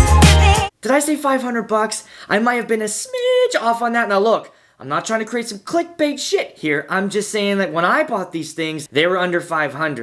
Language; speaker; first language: English; native; English